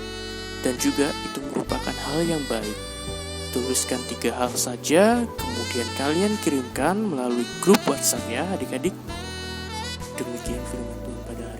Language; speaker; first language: Indonesian; native; Indonesian